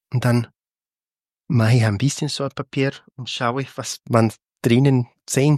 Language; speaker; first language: German; non-native, fluent; Spanish